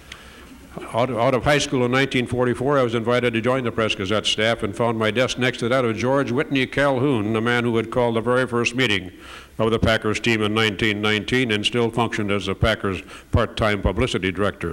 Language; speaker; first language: English; native; English